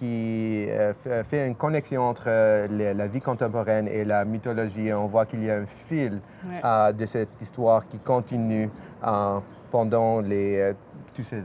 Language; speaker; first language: French; non-native, fluent; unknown